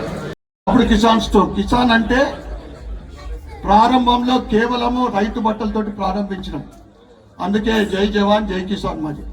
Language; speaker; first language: Telugu; native; Telugu